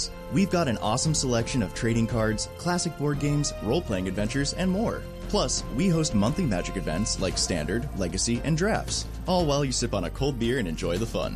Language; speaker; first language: English; native; English